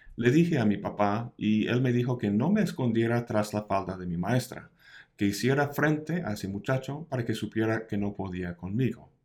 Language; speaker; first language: Spanish; non-native, fluent; English